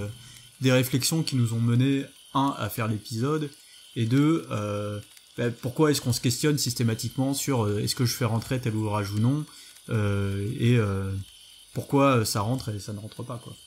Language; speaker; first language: French; native; French